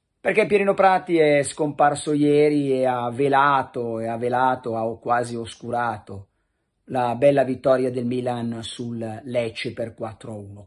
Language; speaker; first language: Italian; native; Italian